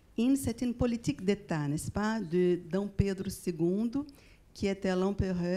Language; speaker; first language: French; non-native, fluent; Portuguese